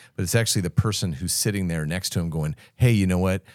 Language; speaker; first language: English; native; English